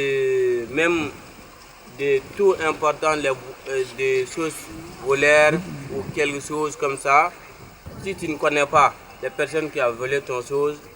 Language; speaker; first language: French; non-native, learner; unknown